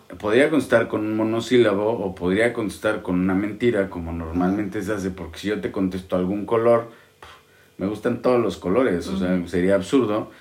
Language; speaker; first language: Spanish; native; Spanish